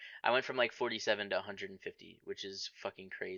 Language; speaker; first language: English; native; English